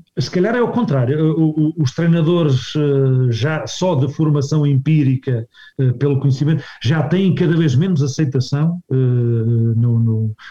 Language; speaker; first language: Portuguese; native; Portuguese